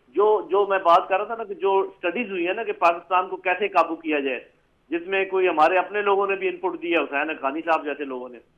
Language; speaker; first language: Urdu; native; Urdu